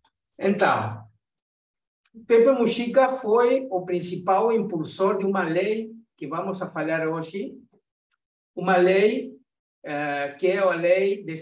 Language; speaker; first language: Portuguese; non-native, fluent; Spanish